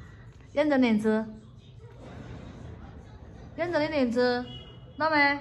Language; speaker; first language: Chinese; native; Chinese